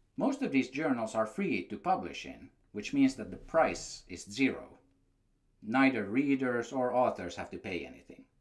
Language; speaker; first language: English; non-native, fluent; Finnish